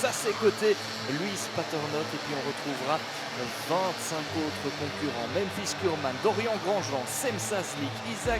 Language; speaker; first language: French; native; French